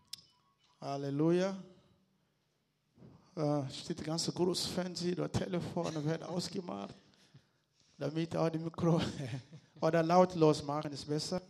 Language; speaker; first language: German; non-native, learner; Lingala